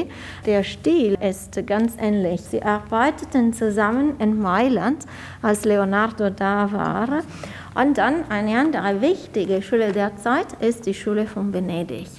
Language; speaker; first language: German; non-native, fluent; Italian